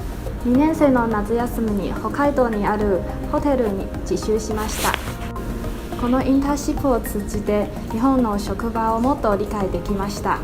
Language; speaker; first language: Japanese; non-native, learner; Chinese